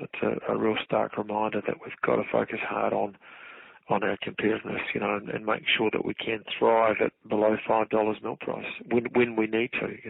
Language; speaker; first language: English; native; English